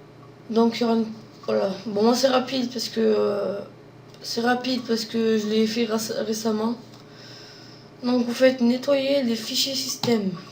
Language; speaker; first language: French; native; French